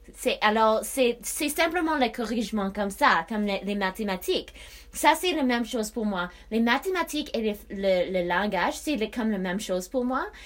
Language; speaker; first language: French; non-native, learner; English